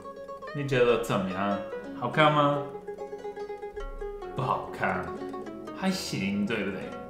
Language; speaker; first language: Chinese; non-native, fluent; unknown